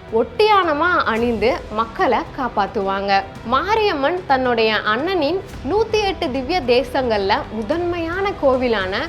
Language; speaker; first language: Tamil; native; Tamil